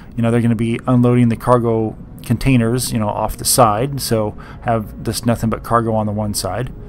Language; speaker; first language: English; native; English